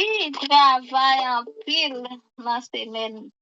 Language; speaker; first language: Portuguese; non-native, learner; Haitian Creole